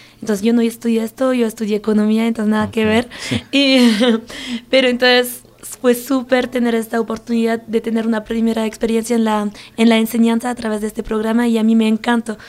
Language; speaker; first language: Spanish; non-native, fluent; French